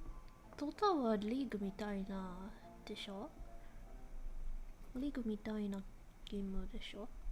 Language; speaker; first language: Japanese; non-native, learner; English